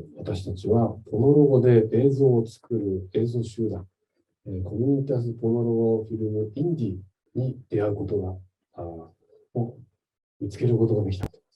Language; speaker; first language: Japanese; native; Japanese